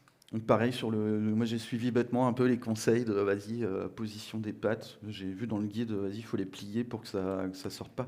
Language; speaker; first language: French; native; French